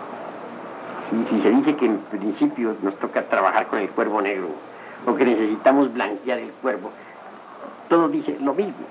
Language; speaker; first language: Spanish; native; Spanish